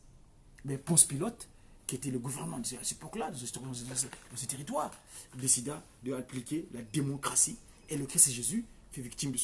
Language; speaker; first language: French; non-native, local second language; Kongo